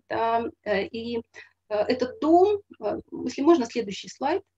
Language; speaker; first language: Russian; native; Russian